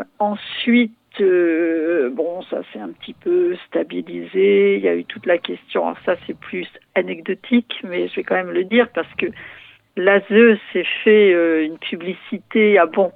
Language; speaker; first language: French; native; French